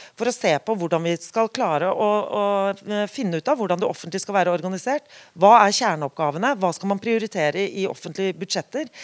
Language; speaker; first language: Norwegian; native; Norwegian